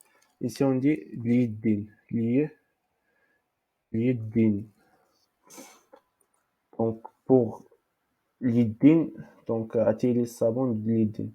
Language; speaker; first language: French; non-native, local second language; Arabic